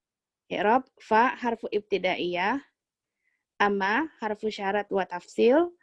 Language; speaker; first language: Arabic; non-native, learner; Indonesian